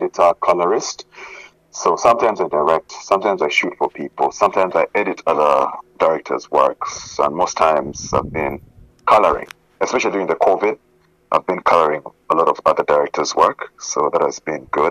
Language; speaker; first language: English; non-native, local second language; Ganda